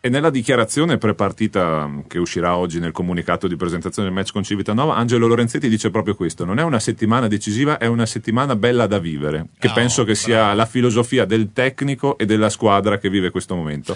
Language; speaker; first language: Italian; native; Italian